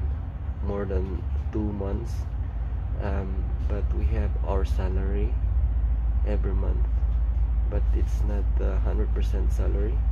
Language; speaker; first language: English; non-native, local second language; Filipino